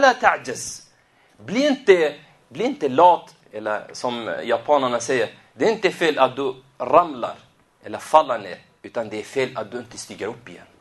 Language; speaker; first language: Swedish; non-native, fluent; Arabic